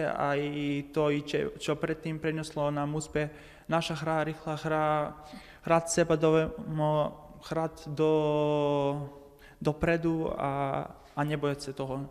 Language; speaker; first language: Slovak; non-native, learner; Macedonian